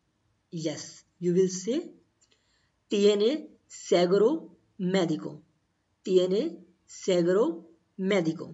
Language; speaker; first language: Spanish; non-native, learner; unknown